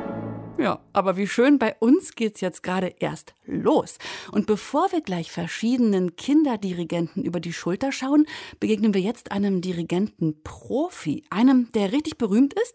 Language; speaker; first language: German; native; German